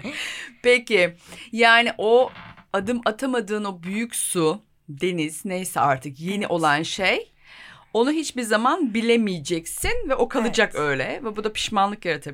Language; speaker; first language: Turkish; native; Turkish